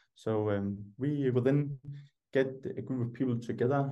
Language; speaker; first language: English; non-native, fluent; Danish